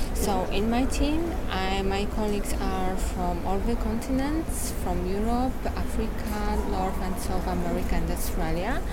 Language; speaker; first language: English; non-native, learner; Polish